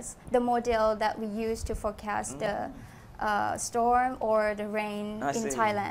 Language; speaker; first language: English; non-native, fluent; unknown